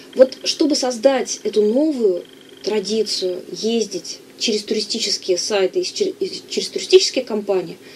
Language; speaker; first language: Russian; native; Russian